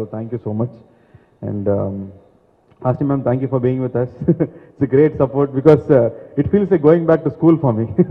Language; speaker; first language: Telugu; non-native, local second language; Tamil